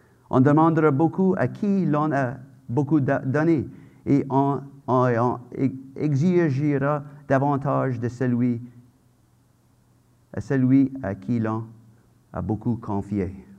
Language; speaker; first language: French; native; French